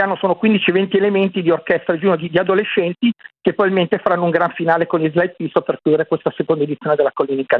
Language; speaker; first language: Italian; native; Italian